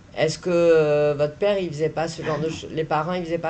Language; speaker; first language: French; native; French